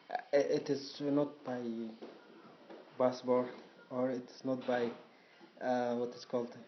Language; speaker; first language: English; non-native, learner; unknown